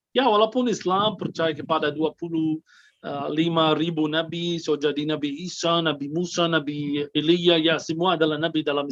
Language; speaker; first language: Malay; non-native, fluent; Arabic